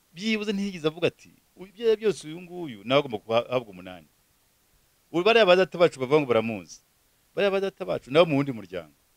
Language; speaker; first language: Kinyarwanda; native; Kinyarwanda